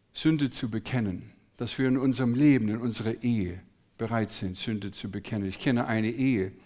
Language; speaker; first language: German; non-native, fluent; English